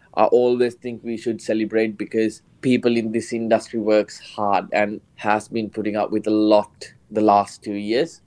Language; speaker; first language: English; non-native, local second language; Sinhala